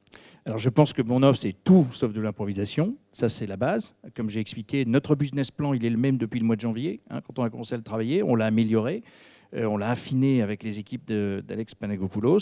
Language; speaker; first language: French; native; French